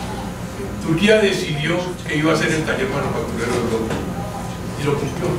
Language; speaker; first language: Spanish; native; Spanish